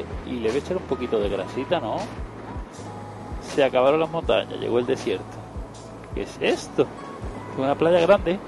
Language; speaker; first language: Spanish; native; Spanish